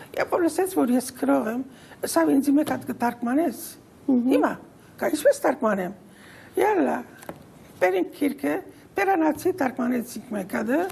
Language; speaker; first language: Armenian; early bilingual, heritage; Armenian